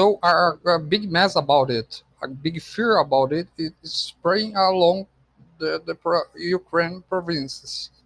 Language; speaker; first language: English; non-native, fluent; Portuguese